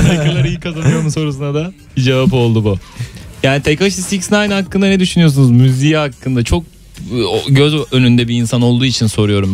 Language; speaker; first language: Turkish; native; Turkish